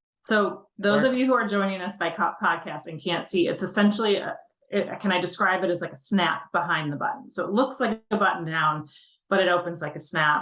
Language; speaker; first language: English; native; English